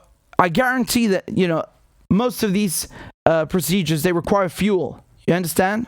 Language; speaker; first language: English; native; English